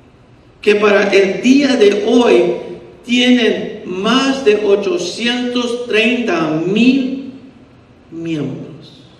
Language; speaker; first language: Spanish; early bilingual, heritage; Spanish